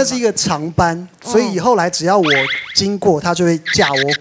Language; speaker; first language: Chinese; native; Chinese